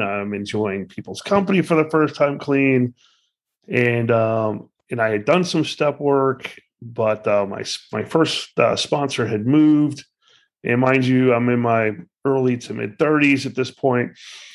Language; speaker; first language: English; native; English